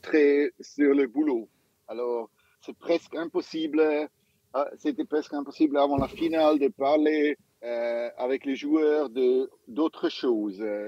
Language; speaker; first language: French; non-native, local second language; German